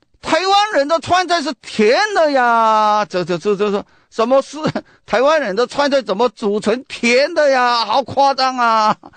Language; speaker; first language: Chinese; non-native, local second language; Min Nan Chinese